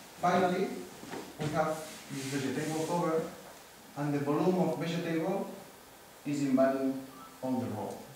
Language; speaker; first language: English; non-native, fluent; Spanish